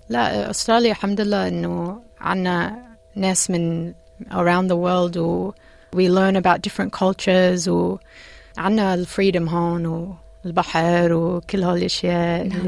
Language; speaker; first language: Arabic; early bilingual, heritage; Arabic